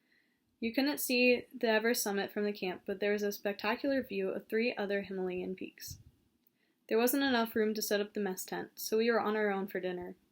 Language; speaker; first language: English; native; English